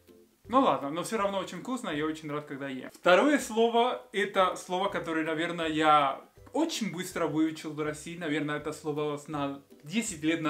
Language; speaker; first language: Russian; non-native, fluent; Spanish